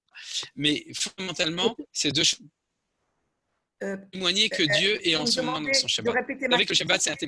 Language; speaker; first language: French; native; French